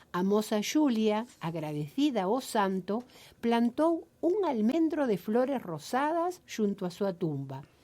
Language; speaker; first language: Galician; early bilingual, heritage; Galician